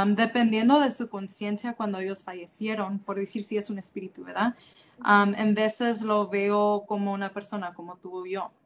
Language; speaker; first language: Spanish; early bilingual, heritage; Spanish